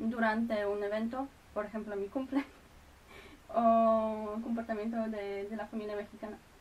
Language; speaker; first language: Spanish; non-native, fluent; Polish